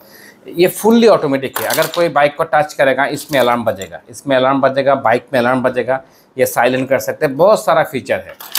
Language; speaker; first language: Hindi; non-native, fluent; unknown